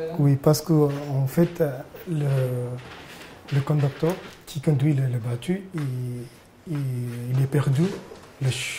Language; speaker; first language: French; non-native, learner; Arabic